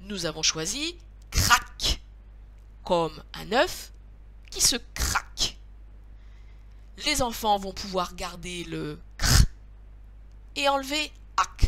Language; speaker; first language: French; native; French